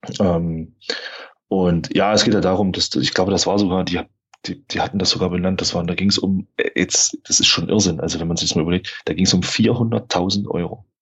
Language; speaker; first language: German; native; German